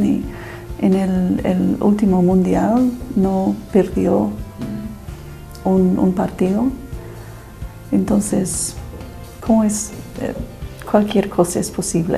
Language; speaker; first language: Spanish; non-native, fluent; English